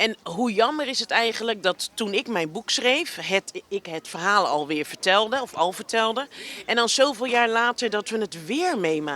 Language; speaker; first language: Dutch; native; Dutch